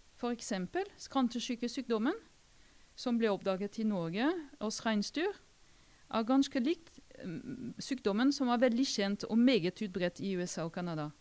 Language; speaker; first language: Norwegian; non-native, fluent; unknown